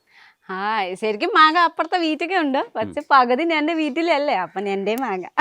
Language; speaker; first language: Malayalam; non-native, learner; Nepali